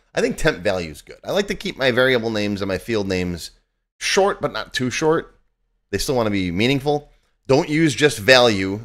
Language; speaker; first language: English; native; English